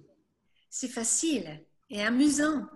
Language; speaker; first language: French; non-native, fluent; English